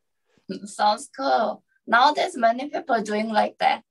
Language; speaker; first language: English; non-native, learner; Korean